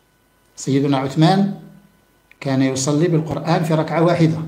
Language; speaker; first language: Arabic; native; Arabic